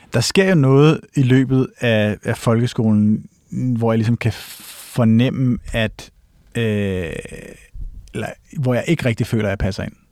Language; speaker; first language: Danish; native; Danish